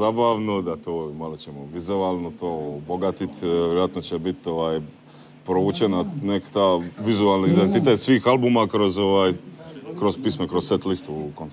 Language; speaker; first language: Bosnian; native; Bosnian